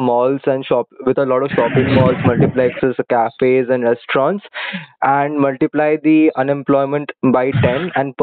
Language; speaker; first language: English; non-native, local second language; Hindi